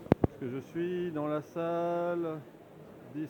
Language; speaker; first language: French; native; French